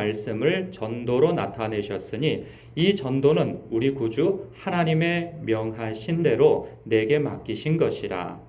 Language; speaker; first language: Korean; native; Korean